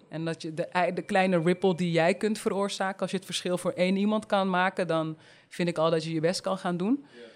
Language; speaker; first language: Dutch; native; Dutch